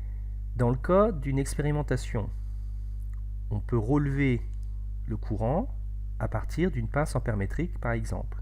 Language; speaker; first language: French; native; French